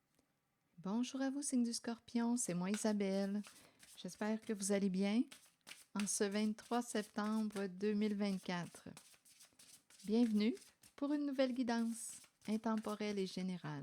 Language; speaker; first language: French; native; French